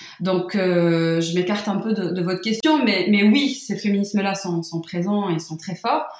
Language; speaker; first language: French; non-native, local second language; Arabic